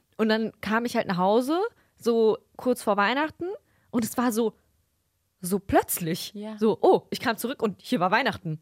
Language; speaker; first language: German; early bilingual, other home language; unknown